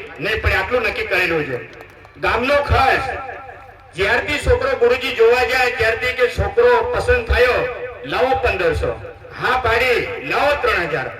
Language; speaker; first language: Gujarati; non-native, local second language; Bhili